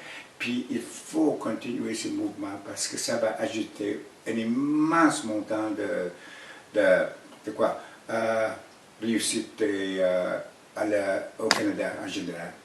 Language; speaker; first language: French; non-native, fluent; Cree